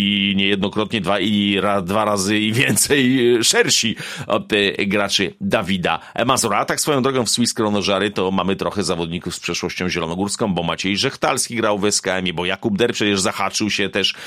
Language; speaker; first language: Polish; native; Polish